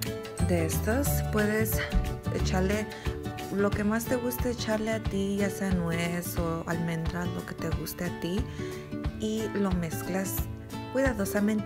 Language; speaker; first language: Spanish; native; Spanish